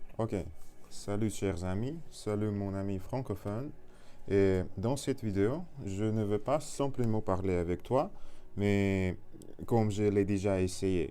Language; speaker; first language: French; non-native, learner; Russian